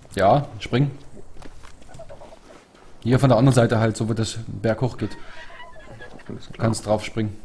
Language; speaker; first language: German; native; German